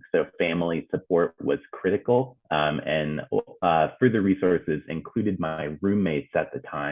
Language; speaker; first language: English; native; English